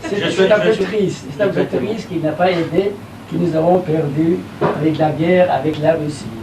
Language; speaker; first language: French; non-native, fluent; Persian